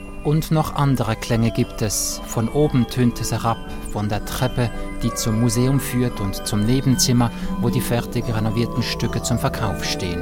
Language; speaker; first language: German; native; German